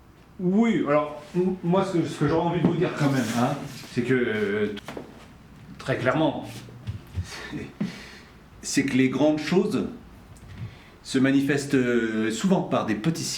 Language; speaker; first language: French; native; French